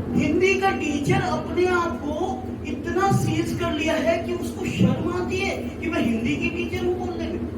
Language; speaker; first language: Hindi; native; Hindi